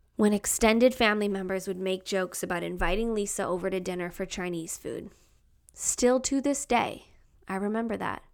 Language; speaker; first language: English; native; English